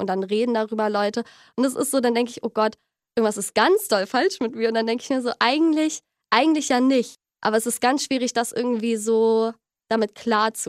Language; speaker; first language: German; native; German